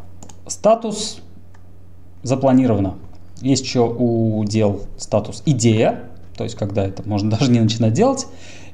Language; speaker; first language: Russian; native; Russian